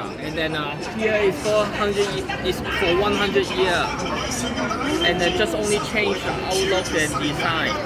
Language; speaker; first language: English; non-native, learner; Cantonese